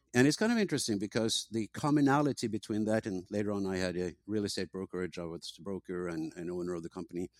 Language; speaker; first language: English; non-native, fluent; Norwegian